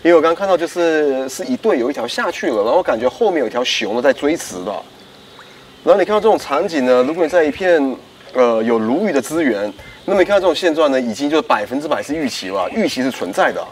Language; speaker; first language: Chinese; native; Chinese